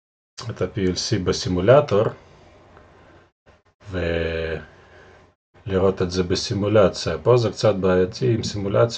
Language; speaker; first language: Hebrew; non-native, fluent; Russian